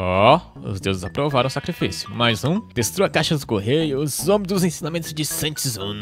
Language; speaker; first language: Portuguese; native; Portuguese